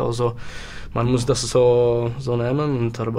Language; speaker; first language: German; non-native, learner; Czech